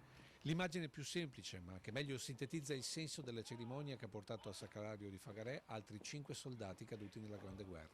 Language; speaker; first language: Italian; native; Italian